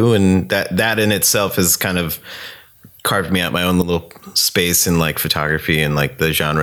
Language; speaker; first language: English; native; English